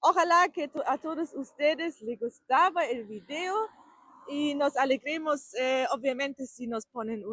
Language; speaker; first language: Spanish; non-native, learner; German